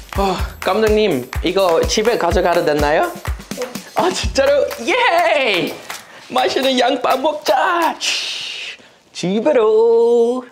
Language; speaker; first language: Korean; non-native, fluent; Dutch